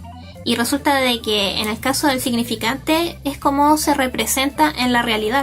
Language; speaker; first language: Spanish; native; Spanish